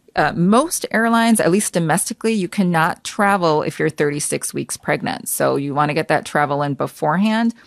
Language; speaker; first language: English; native; English